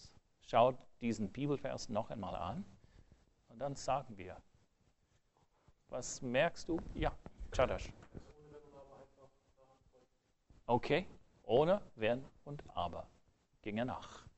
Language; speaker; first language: German; non-native, fluent; English